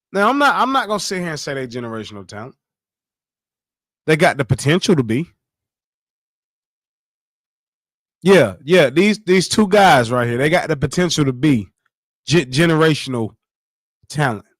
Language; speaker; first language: English; native; English